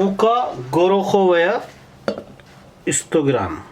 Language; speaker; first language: Russian; non-native, learner; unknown